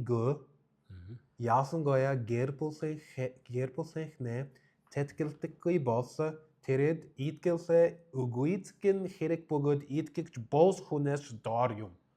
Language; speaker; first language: Mongolian; non-native, learner; English